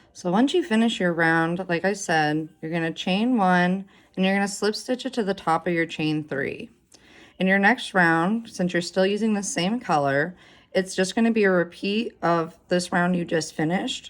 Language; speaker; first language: English; native; English